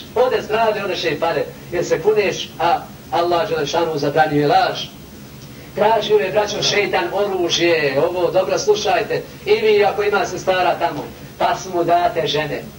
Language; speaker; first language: Bosnian; native; Bosnian